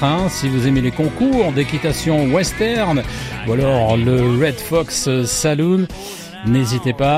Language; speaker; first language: French; native; French